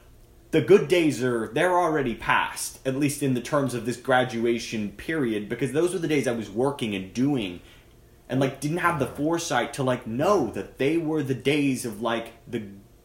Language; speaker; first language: English; native; English